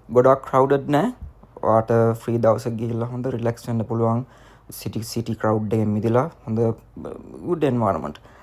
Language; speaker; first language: Sinhala; native; Sinhala